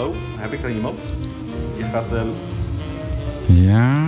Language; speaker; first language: Dutch; native; Dutch